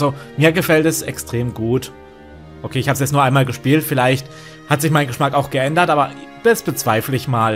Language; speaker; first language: German; native; German